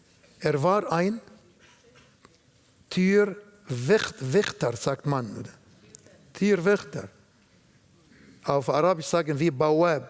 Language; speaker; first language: German; non-native, learner; Arabic